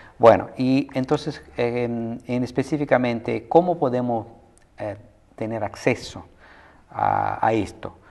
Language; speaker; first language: Spanish; non-native, fluent; Portuguese